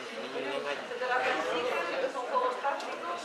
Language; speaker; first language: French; non-native, fluent; Spanish